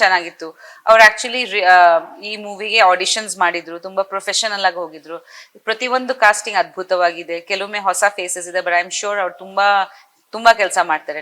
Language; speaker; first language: Kannada; non-native, fluent; Bangla